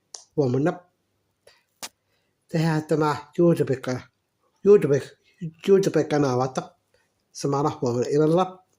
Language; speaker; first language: Finnish; non-native, learner; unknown